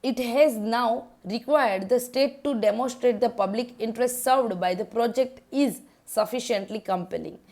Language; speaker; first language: English; non-native, local second language; Gujarati